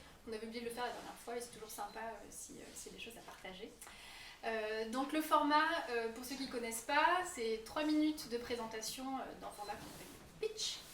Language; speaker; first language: French; native; French